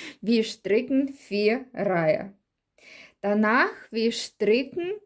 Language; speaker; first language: German; non-native, learner; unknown